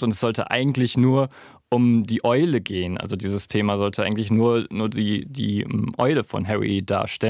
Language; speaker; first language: German; native; German